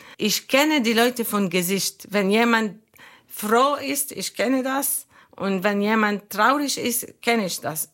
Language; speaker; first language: German; non-native, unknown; Arabic